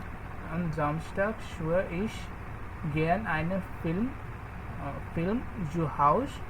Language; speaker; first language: German; non-native, learner; Bangla